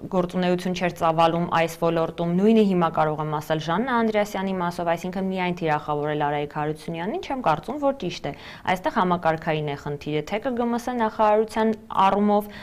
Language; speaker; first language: Armenian; native; Armenian